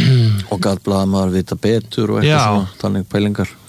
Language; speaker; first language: Icelandic; native; Icelandic